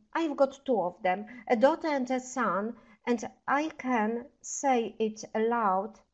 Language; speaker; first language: English; non-native, fluent; Polish